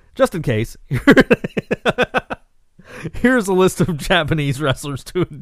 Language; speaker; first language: English; native; English